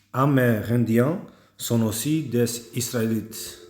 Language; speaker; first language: French; non-native, learner; English